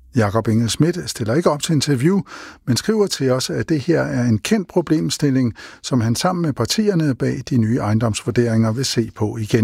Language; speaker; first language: Danish; native; Danish